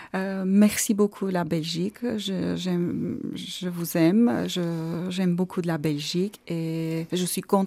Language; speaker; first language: French; non-native, fluent; Armenian